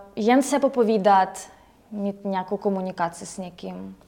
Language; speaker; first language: Czech; native; Czech